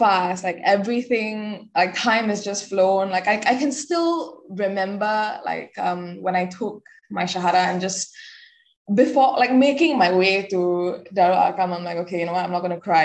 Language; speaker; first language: English; native; English